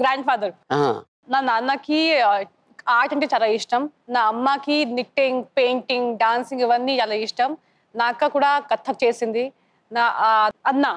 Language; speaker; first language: Telugu; non-native, local second language; Hindi